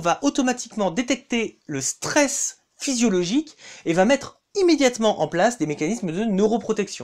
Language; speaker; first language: French; native; French